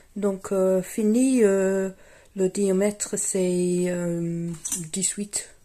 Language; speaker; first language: French; non-native, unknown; English